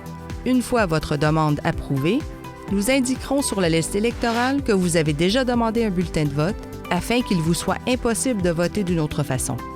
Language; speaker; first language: French; native; French